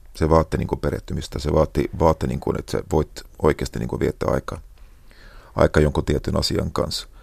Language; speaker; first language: Finnish; non-native, local second language; Swedish